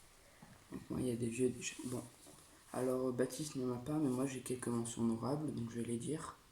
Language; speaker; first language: French; native; French